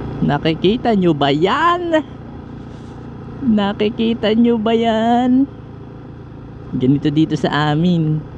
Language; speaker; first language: Filipino; native; Filipino